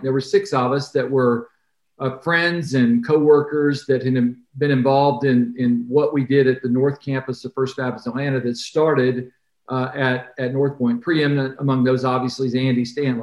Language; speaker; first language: English; native; English